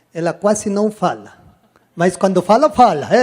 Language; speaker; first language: Portuguese; non-native, learner; Spanish